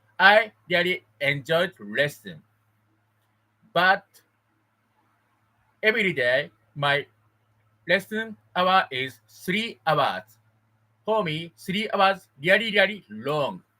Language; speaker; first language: English; non-native, learner; Japanese